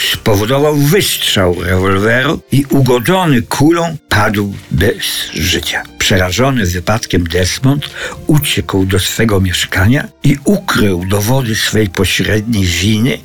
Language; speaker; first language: Polish; native; Polish